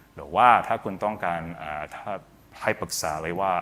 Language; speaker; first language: Thai; non-native, fluent; Indonesian